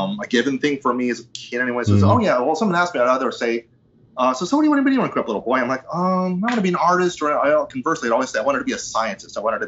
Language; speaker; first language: English; native; English